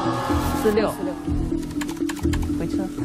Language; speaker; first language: Chinese; native; Chinese